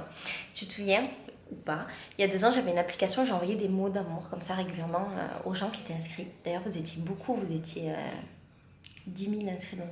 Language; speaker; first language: French; native; French